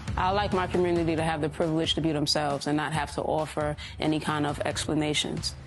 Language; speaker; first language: English; native; English